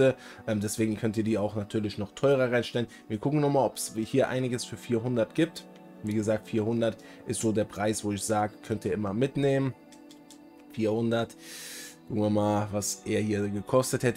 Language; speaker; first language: German; native; German